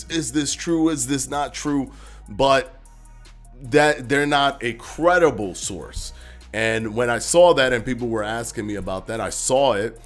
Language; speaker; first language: English; native; English